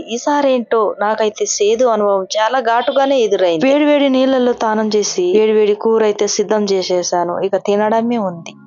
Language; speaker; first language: Telugu; non-native, local second language; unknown